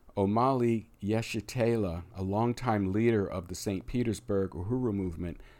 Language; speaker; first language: English; native; English